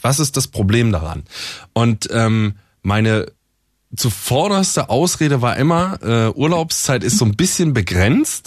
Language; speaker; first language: German; native; German